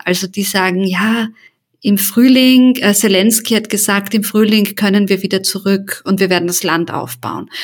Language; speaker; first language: German; early bilingual, other home language; Bosnian